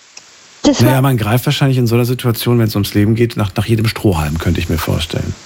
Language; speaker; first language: German; native; German